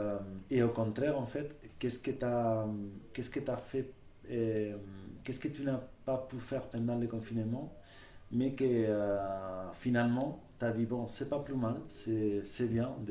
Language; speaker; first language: French; non-native, fluent; Spanish